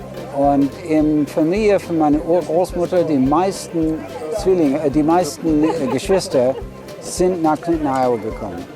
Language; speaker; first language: German; non-native, fluent; English